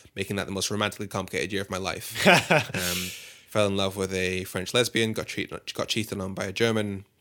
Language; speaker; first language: English; native; English